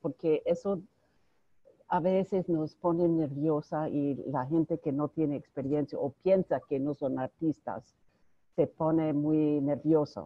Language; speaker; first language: Spanish; non-native, fluent; English